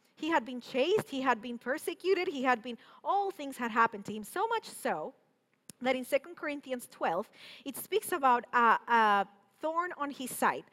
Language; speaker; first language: English; non-native, fluent; Spanish